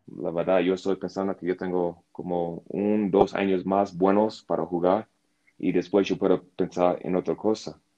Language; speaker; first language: Spanish; non-native, learner; English